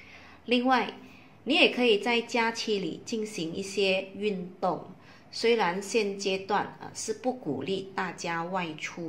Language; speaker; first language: Chinese; native; Chinese